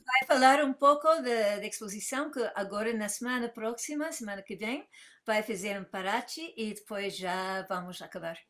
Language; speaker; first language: Portuguese; non-native, fluent; English